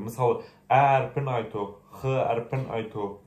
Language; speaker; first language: Kazakh; non-native, fluent; Azerbaijani